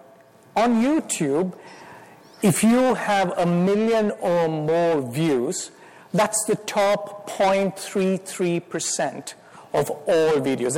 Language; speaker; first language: English; non-native, local second language; Malayalam